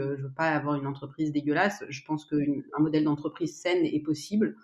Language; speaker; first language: French; native; French